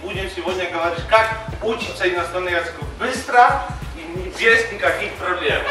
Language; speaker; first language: Russian; non-native, fluent; Polish